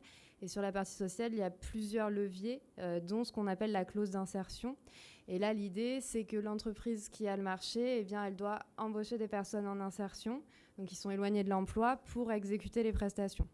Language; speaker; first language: French; native; French